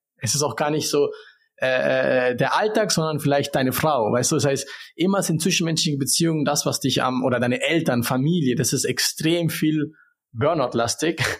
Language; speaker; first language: German; early bilingual, other home language; Spanish